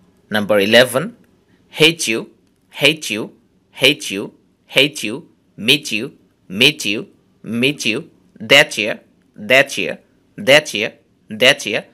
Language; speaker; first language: English; non-native, local second language; Bangla